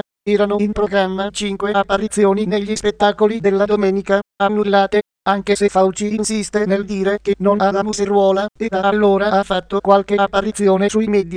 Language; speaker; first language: Italian; native; Italian